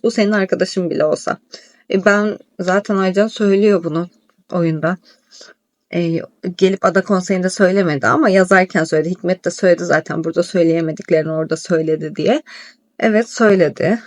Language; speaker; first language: Turkish; native; Turkish